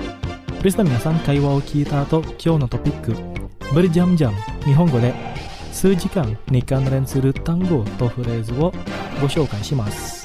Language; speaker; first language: Japanese; non-native, fluent; Indonesian